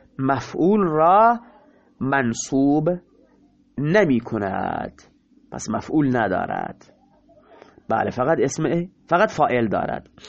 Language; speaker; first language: Persian; non-native, local second language; Baluchi